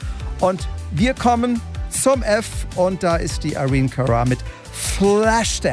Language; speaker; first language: German; native; German